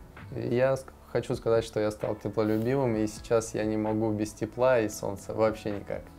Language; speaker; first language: Russian; native; Russian